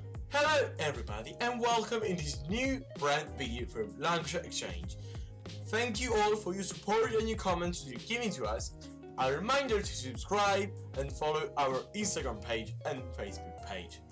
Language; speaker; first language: English; non-native, fluent; Italian